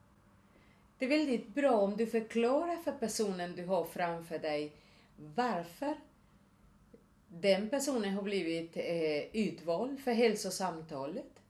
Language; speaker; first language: Swedish; non-native, fluent; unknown